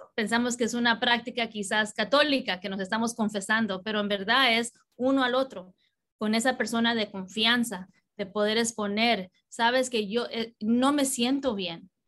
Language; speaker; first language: Spanish; early bilingual, heritage; Spanish